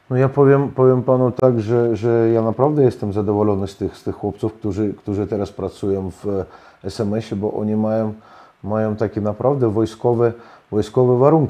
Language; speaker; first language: Polish; non-native, fluent; Russian